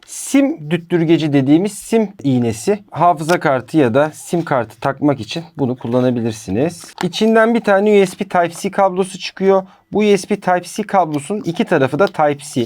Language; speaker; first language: Turkish; native; Turkish